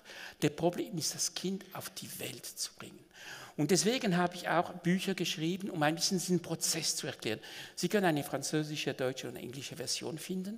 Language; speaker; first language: German; non-native, local second language; French